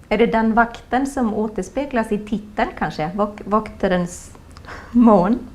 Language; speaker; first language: Swedish; non-native, fluent; Icelandic